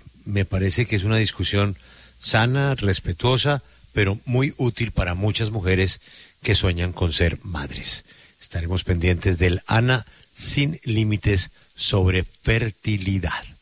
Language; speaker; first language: Spanish; native; Spanish